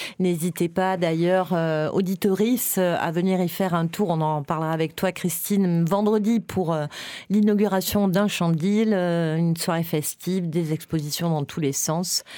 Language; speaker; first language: French; native; French